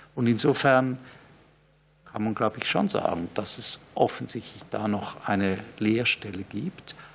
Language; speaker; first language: German; native; German